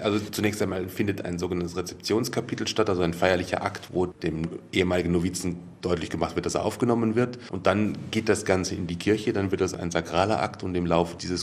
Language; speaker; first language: German; native; German